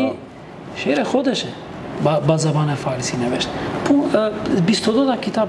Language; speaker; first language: Persian; non-native, fluent; Albanian